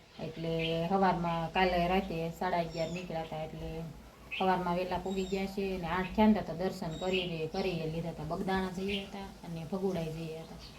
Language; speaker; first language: Gujarati; native; Gujarati